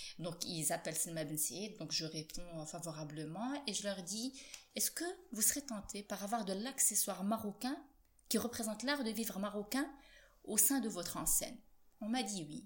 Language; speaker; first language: French; non-native, local second language; Arabic